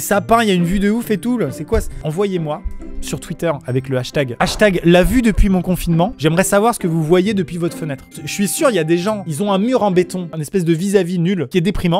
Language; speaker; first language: French; native; French